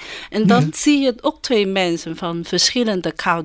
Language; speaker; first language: Dutch; non-native, learner; Chinese